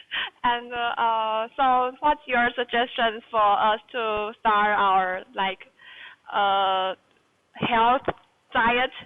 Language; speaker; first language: English; non-native, learner; Chinese